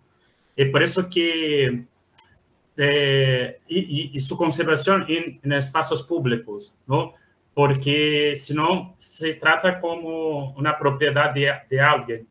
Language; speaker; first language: Spanish; non-native, fluent; Portuguese